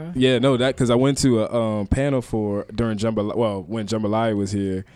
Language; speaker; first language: English; native; English